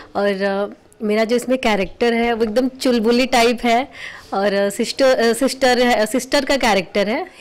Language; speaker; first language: Hindi; non-native, local second language; Bhojpuri